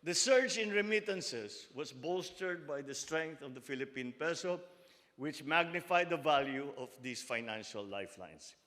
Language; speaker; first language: English; non-native, local second language; Filipino